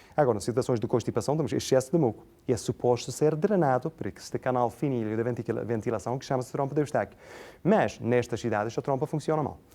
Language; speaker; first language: Portuguese; non-native, fluent; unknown